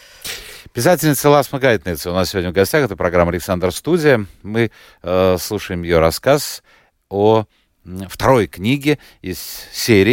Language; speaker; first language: Russian; native; Russian